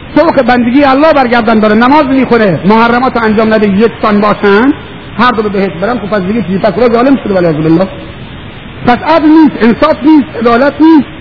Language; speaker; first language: Persian; native; Persian